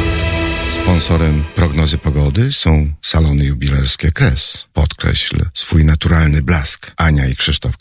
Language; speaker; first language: Polish; native; Polish